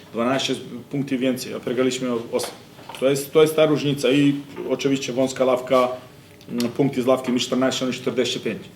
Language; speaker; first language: Polish; non-native, fluent; Serbian